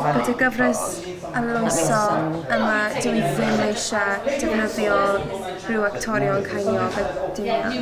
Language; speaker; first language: Welsh; non-native, learner; English